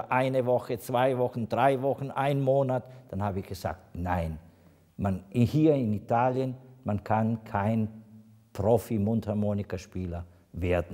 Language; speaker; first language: German; non-native, fluent; Italian